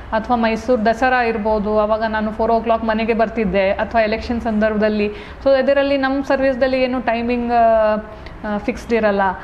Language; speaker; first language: Kannada; non-native, fluent; Hindi